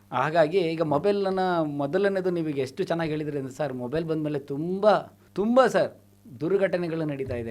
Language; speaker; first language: Kannada; non-native, local second language; Telugu